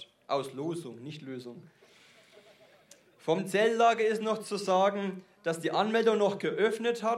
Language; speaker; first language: German; native; German